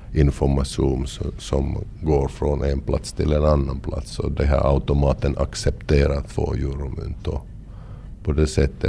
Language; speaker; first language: Swedish; non-native, local second language; Finnish